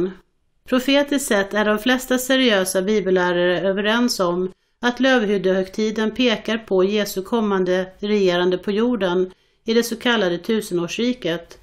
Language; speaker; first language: Swedish; native; Swedish